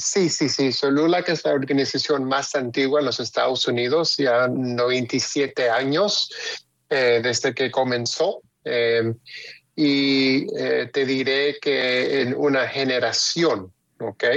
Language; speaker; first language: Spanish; early bilingual, heritage; Spanish